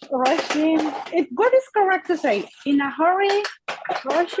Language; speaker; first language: English; non-native, learner; Spanish